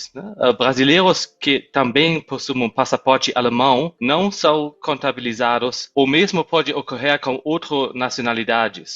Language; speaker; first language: Portuguese; non-native, fluent; German